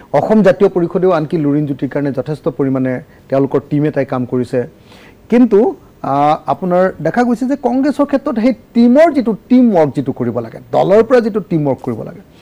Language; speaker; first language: Assamese; native; Assamese